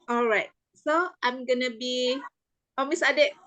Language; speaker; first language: English; non-native, fluent; Indonesian